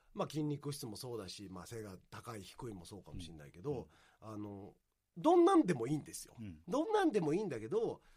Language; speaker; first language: Japanese; native; Japanese